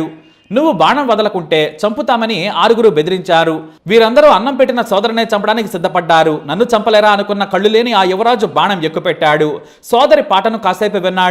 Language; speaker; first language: Telugu; native; Telugu